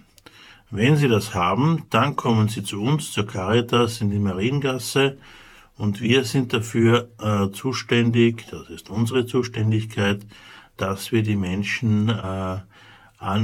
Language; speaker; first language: German; native; German